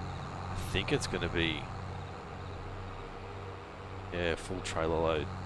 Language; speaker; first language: English; native; English